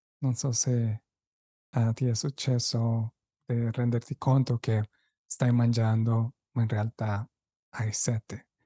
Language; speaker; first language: Italian; non-native, fluent; Spanish